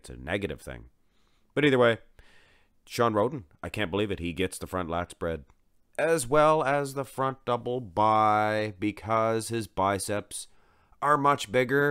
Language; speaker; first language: English; native; English